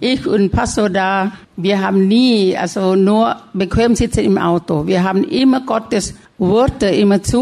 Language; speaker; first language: German; non-native, learner; Thai